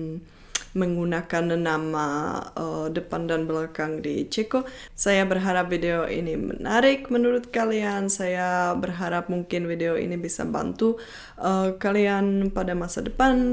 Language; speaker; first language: Indonesian; non-native, fluent; Czech